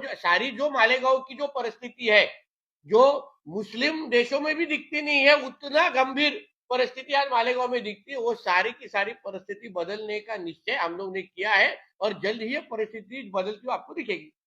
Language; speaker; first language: Hindi; non-native, local second language; Marathi